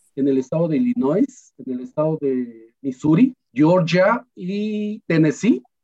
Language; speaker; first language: Spanish; non-native, local second language; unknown